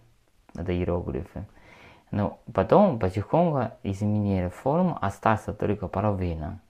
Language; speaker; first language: Russian; non-native, learner; Chinese